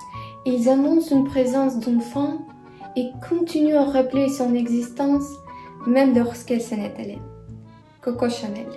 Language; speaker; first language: French; non-native, learner; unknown